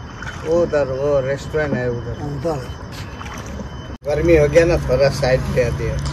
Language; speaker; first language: Hindi; non-native, learner; Nepali